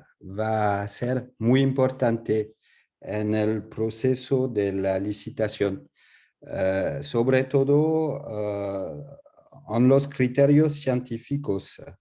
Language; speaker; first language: Spanish; non-native, learner; French